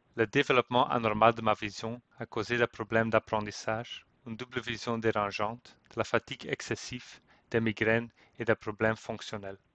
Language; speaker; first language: French; non-native, fluent; Dutch